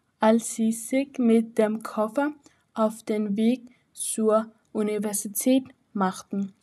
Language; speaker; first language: German; non-native, learner; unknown